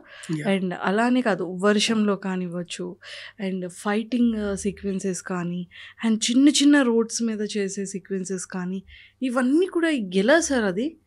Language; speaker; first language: Telugu; native; Telugu